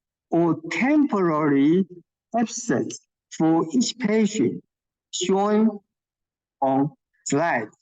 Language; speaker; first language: English; non-native, fluent; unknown